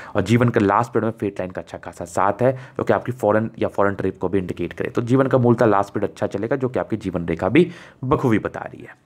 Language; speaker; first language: Hindi; native; Hindi